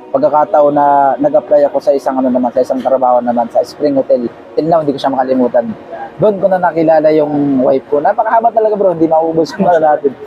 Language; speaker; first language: Filipino; native; Filipino